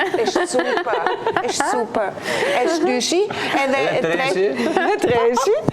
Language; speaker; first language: Albanian; non-native, fluent; German